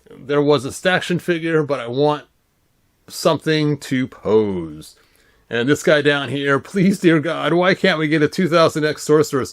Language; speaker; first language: English; native; English